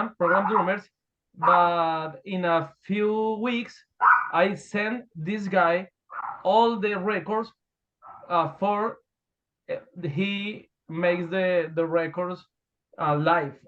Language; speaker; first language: English; non-native, learner; Spanish